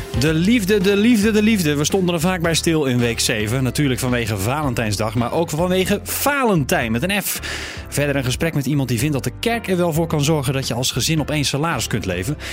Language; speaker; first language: Dutch; native; Dutch